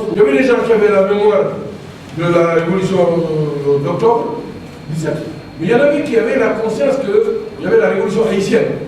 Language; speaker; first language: French; non-native, local second language; Wolof